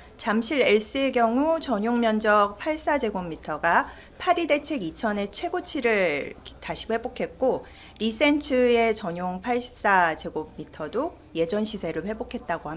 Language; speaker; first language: Korean; native; Korean